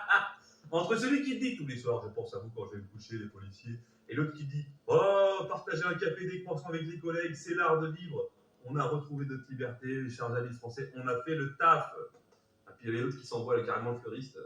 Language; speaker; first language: French; native; French